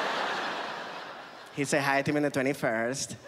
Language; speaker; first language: English; early bilingual, other home language; Spanish